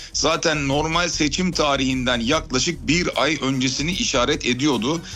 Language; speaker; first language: Turkish; native; Turkish